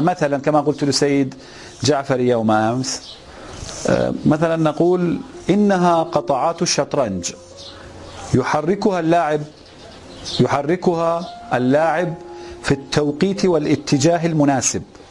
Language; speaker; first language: Arabic; non-native, fluent; Persian